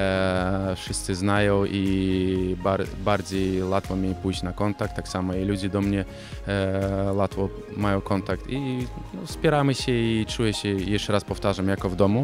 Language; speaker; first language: Polish; non-native, fluent; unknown